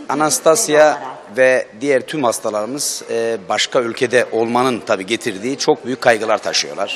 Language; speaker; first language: Turkish; native; Turkish